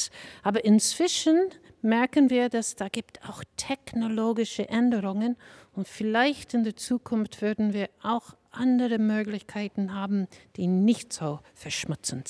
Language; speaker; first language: German; non-native, fluent; English